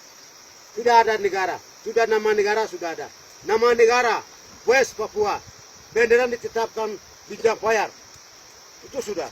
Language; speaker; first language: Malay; non-native, local second language; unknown